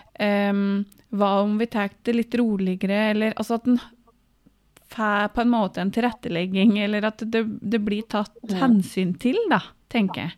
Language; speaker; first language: Norwegian; native; Norwegian